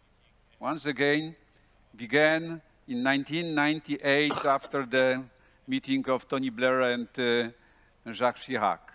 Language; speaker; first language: English; non-native, fluent; Polish